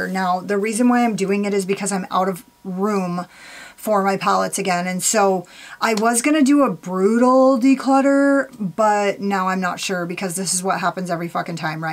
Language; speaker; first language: English; native; English